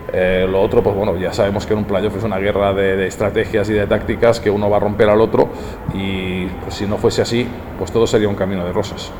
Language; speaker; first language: Spanish; native; Spanish